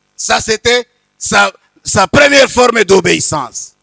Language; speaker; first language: French; non-native, local second language; Swahili